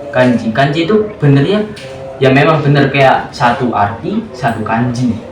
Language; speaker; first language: Indonesian; native; Indonesian